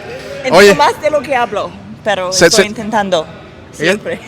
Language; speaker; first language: Spanish; non-native, learner; English